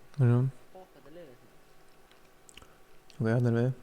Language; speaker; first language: Icelandic; native; Icelandic